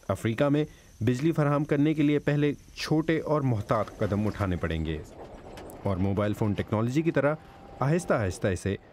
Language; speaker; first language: Urdu; native; Urdu